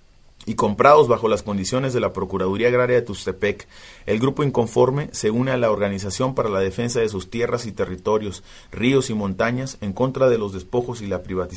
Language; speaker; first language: Spanish; native; Spanish